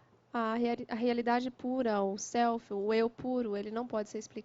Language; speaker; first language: Portuguese; native; Portuguese